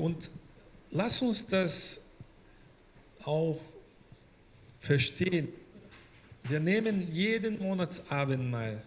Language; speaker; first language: German; non-native, fluent; Portuguese